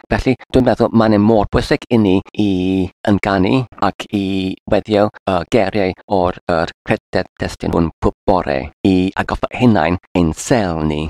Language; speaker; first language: Welsh; non-native, learner; English